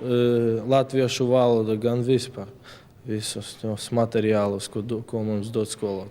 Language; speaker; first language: Latvian; non-native, local second language; Russian